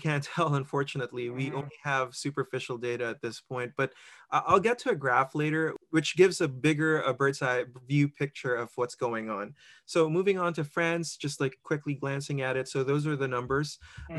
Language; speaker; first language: English; non-native, local second language; Filipino